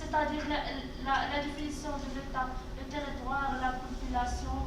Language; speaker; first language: French; non-native, learner; Arabic